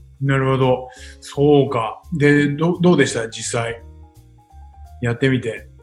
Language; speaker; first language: Japanese; native; Japanese